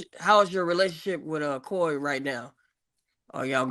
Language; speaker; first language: English; native; English